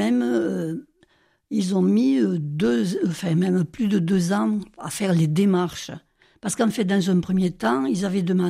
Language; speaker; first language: French; native; French